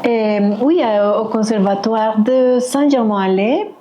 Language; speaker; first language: French; non-native, fluent; Spanish